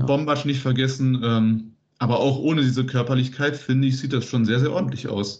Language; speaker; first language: German; native; German